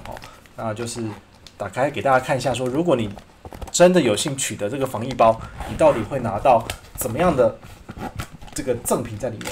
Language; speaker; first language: Chinese; native; Chinese